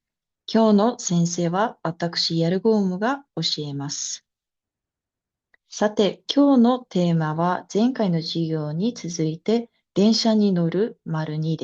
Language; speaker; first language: Japanese; non-native, fluent; Mongolian